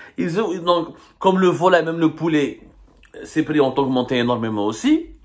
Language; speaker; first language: French; non-native, local second language; Arabic